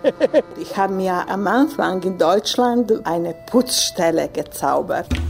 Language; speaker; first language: German; non-native, learner; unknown